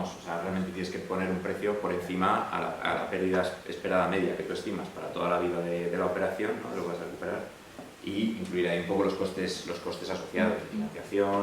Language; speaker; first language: Spanish; native; Spanish